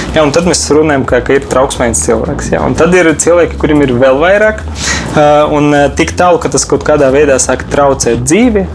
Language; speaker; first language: Latvian; non-native, local second language; Russian